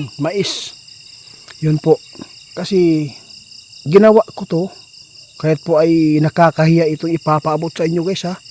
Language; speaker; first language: Filipino; non-native, local second language; Cebuano